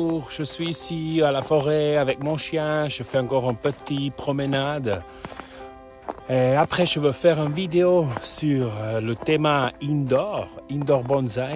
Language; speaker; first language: French; non-native, local second language; German